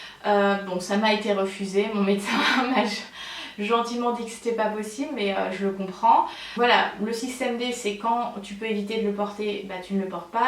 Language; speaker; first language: French; native; French